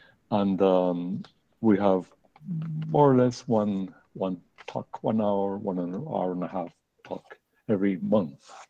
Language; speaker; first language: English; non-native, fluent; Spanish